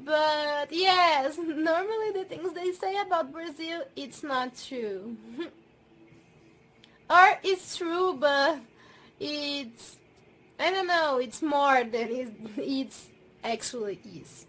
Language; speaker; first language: English; non-native, fluent; Portuguese